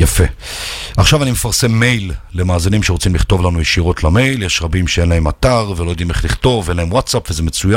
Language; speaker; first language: Hebrew; native; Hebrew